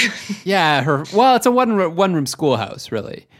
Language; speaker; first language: English; native; English